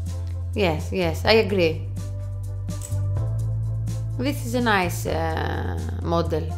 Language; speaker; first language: English; non-native, fluent; Greek